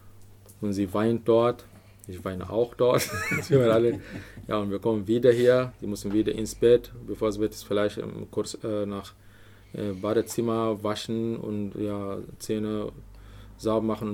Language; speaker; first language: German; non-native, learner; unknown